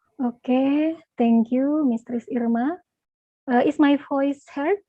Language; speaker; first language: English; non-native, learner; Indonesian